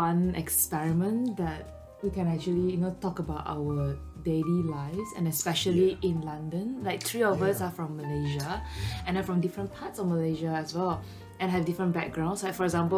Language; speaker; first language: English; non-native, local second language; Chinese